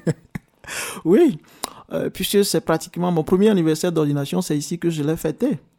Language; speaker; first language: French; non-native, local second language; Ewe